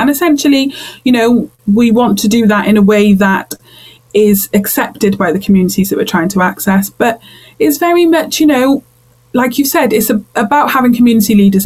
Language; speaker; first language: English; native; English